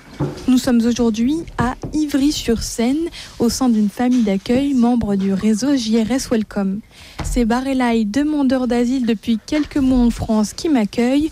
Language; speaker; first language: French; native; French